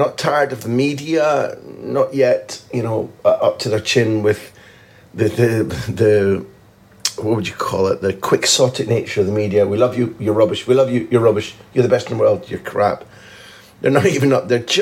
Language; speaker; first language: English; native; English